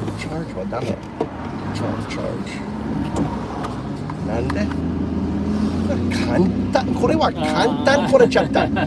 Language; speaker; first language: Japanese; non-native, learner; English